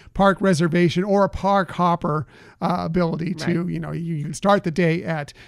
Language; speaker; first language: English; native; English